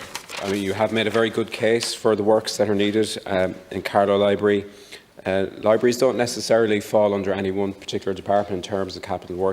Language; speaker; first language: English; native; English